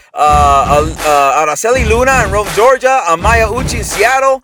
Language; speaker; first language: English; early bilingual, other home language; Spanish